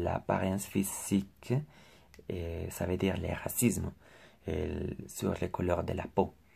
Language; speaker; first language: French; non-native, learner; Spanish